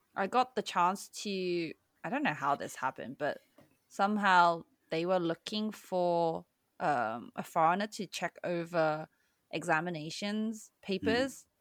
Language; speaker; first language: English; early bilingual, other home language; Cantonese